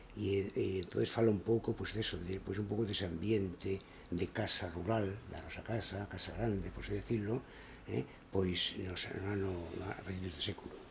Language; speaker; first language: Galician; non-native, local second language; Catalan